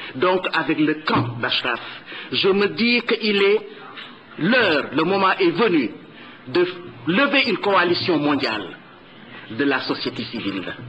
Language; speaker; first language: French; non-native, local second language; Wolof